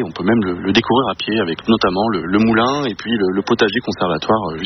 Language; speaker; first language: French; native; French